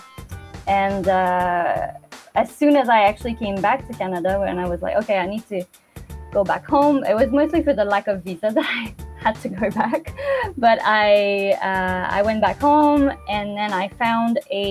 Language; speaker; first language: English; native; English